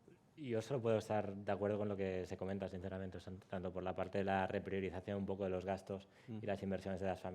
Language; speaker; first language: Spanish; native; Spanish